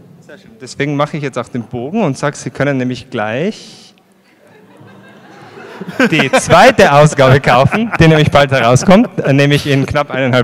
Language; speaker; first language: German; native; German